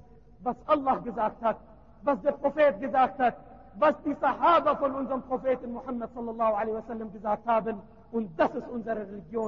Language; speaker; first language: German; non-native, learner; Arabic